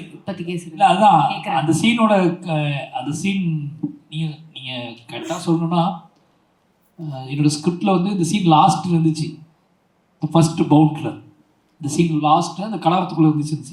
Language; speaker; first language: Tamil; native; Tamil